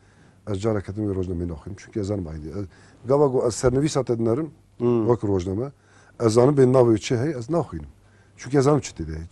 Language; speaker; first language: Kurdish; native; Kurdish